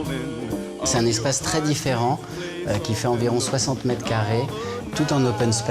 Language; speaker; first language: French; native; French